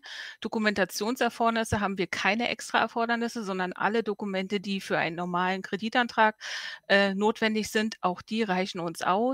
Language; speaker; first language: German; native; German